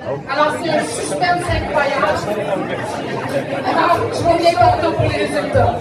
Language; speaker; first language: French; native; French